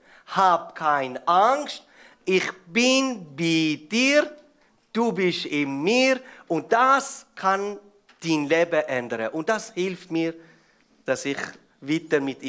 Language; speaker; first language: German; non-native, fluent; Persian